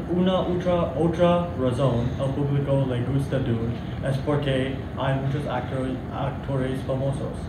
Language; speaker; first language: Spanish; non-native, learner; English